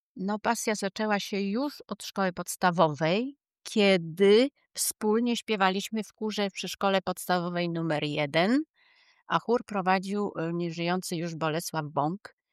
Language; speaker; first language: Polish; native; Polish